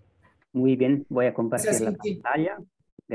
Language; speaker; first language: Spanish; non-native, fluent; Italian